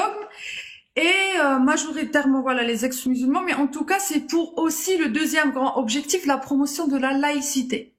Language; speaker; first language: French; native; French